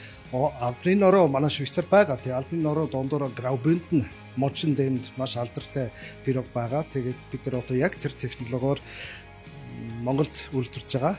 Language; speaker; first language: Mongolian; non-native, learner; German